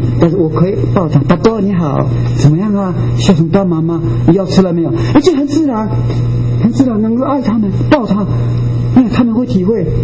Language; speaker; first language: Chinese; non-native, local second language; Japanese